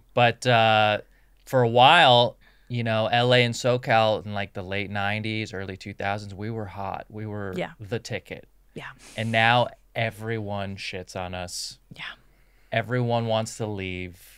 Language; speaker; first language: English; native; English